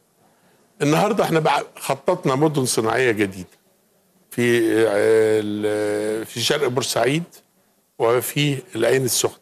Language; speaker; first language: Arabic; native; Arabic